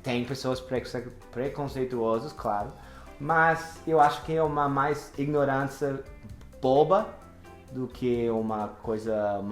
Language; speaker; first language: Portuguese; non-native, fluent; English